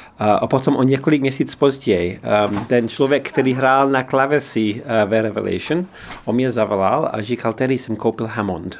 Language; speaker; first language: Czech; non-native, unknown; English